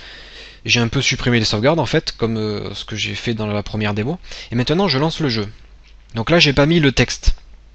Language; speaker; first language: French; native; French